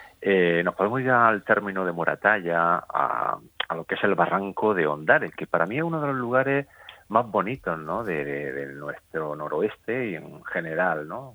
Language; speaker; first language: Spanish; native; Spanish